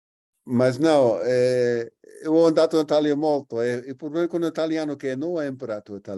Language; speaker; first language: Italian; non-native, learner; English